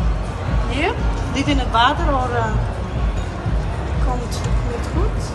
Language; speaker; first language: Dutch; non-native, learner; Italian